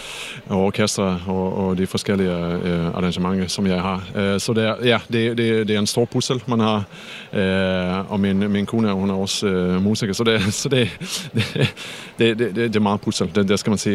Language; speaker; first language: Danish; non-native, fluent; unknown